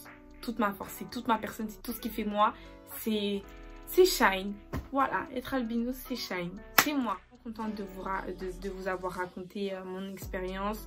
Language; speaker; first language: French; native; French